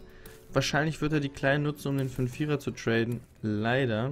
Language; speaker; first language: German; native; German